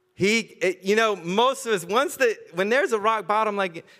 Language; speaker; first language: English; native; English